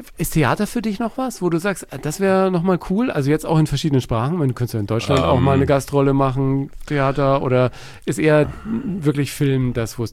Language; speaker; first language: German; native; German